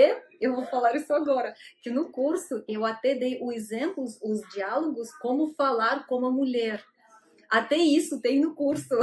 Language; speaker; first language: Portuguese; non-native, fluent; Russian